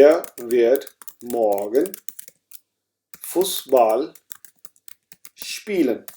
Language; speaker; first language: German; non-native, fluent; Urdu